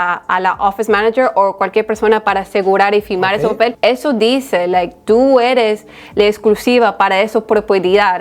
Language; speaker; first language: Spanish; early bilingual, heritage; Spanish